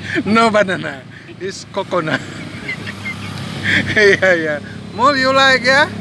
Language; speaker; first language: English; non-native, learner; Indonesian